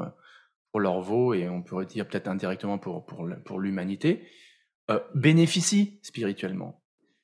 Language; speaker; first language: French; native; French